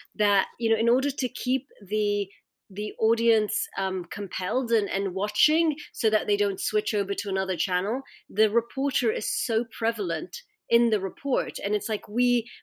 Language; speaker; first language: English; native; English